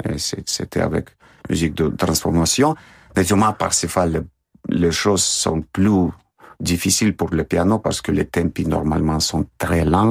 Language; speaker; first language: French; non-native, fluent; Russian